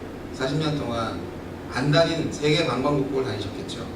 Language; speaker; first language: Korean; native; Korean